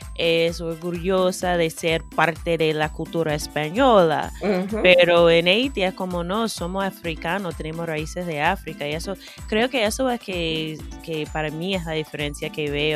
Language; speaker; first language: Spanish; non-native, fluent; English